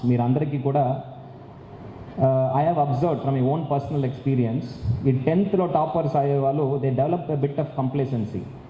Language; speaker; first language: English; non-native, local second language; Telugu